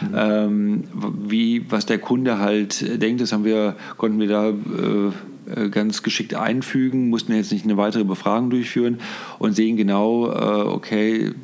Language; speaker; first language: German; native; German